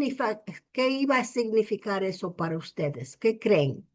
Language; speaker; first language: Spanish; early bilingual, heritage; English